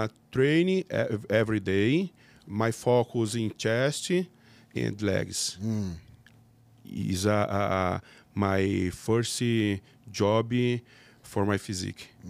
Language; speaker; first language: English; non-native, learner; Portuguese